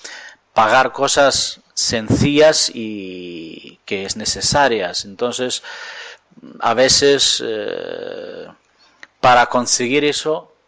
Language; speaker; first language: Spanish; non-native, fluent; Ukrainian